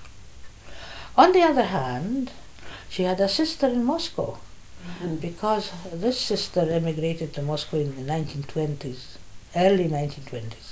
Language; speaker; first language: English; non-native, fluent; Polish